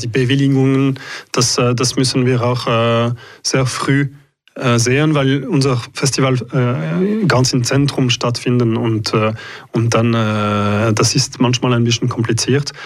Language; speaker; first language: German; non-native, local second language; French